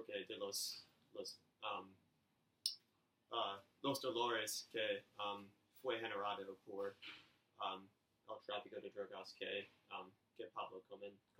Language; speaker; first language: Spanish; non-native, learner; English